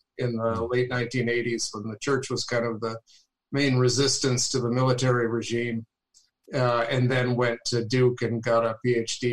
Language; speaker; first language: English; native; English